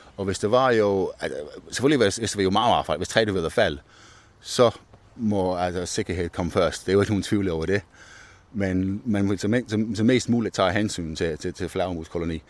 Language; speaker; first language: Danish; non-native, fluent; English